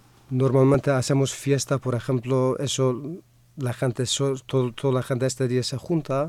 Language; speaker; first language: Spanish; non-native, fluent; Kurdish